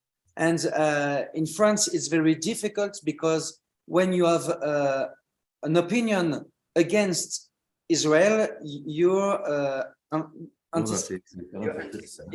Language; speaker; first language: English; non-native, learner; French